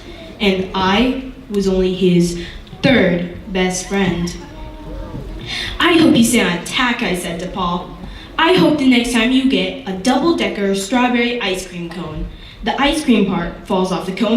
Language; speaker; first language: English; native; English